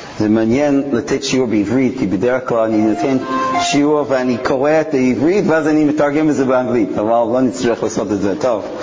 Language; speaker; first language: Hebrew; non-native, fluent; English